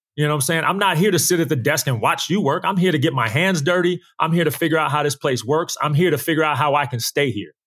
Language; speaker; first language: English; native; English